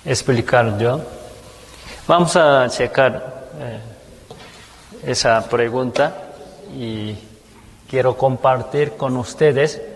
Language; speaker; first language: Spanish; non-native, fluent; Korean